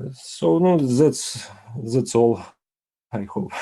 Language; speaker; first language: English; non-native, learner; Ukrainian